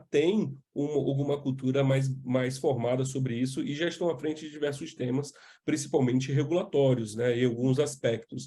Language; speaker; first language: Portuguese; native; Portuguese